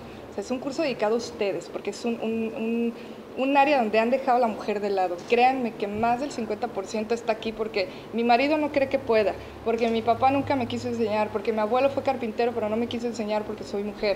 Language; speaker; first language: Spanish; native; Spanish